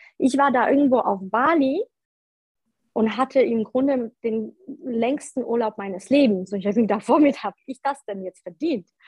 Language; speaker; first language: German; early bilingual, other home language; Polish